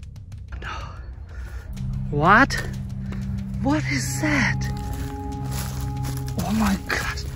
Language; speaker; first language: English; non-native, learner; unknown